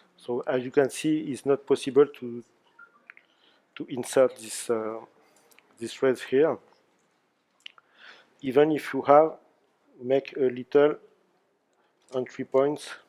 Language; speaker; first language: English; non-native, learner; French